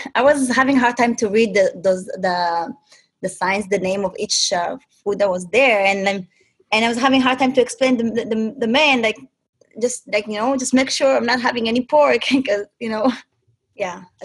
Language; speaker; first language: English; non-native, fluent; Hebrew